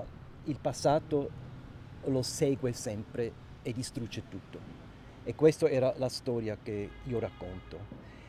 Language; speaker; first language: Italian; non-native, local second language; German